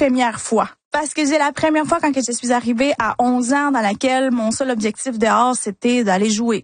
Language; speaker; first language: French; early bilingual, other home language; Spanish